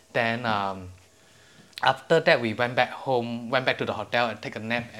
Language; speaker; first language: English; non-native, local second language; Chinese